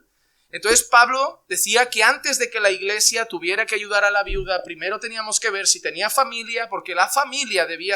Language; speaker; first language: Spanish; native; Spanish